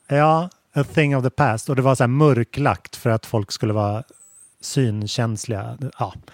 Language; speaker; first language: Swedish; native; Swedish